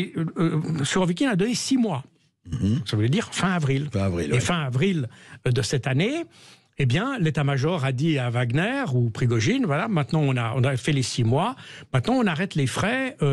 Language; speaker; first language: French; native; French